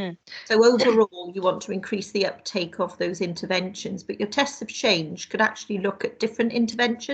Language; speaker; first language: English; native; English